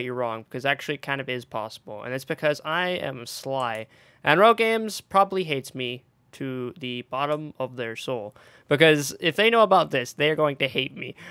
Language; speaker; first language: English; native; English